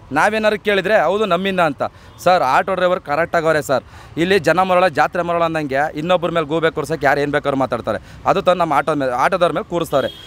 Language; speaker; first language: Kannada; native; Kannada